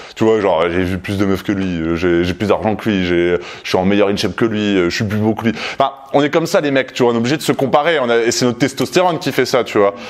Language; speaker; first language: French; native; French